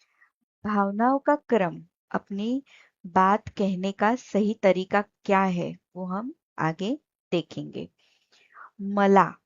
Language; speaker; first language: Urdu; non-native, local second language; Marathi